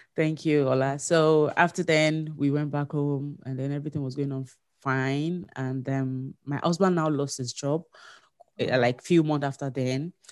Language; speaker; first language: English; non-native, local second language; Yoruba